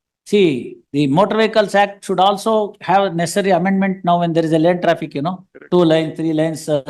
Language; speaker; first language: English; non-native, local second language; Kannada